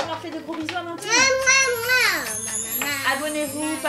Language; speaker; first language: French; native; French